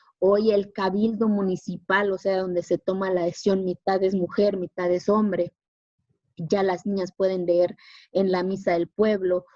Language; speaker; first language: Spanish; non-native, local second language; Zapotec